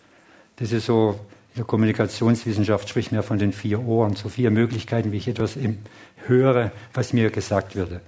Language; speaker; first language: German; non-native, fluent; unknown